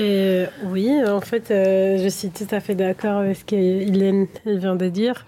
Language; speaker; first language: French; non-native, fluent; Spanish